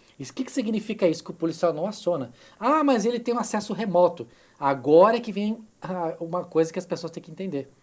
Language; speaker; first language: Portuguese; native; Portuguese